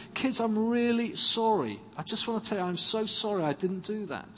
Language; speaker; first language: English; native; English